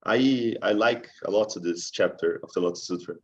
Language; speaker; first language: English; non-native, fluent; Portuguese